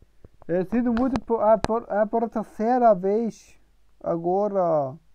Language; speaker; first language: Portuguese; non-native, learner; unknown